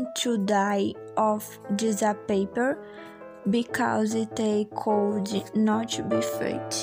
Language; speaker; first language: English; non-native, learner; Portuguese